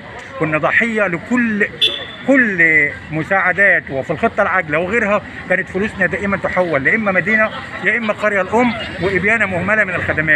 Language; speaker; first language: Arabic; native; Arabic